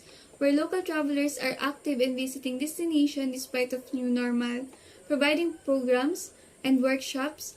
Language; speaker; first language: English; non-native, local second language; Filipino